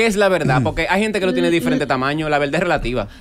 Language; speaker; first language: Spanish; native; Spanish